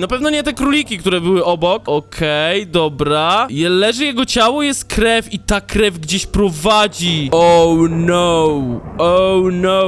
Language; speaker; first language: Polish; native; Polish